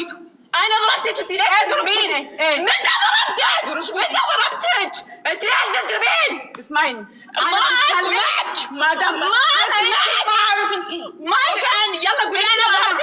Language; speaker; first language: Arabic; non-native, learner; Amharic